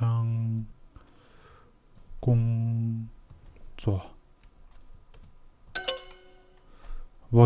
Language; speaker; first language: Chinese; non-native, learner; Mongolian